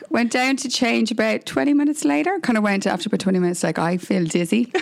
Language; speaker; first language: English; native; English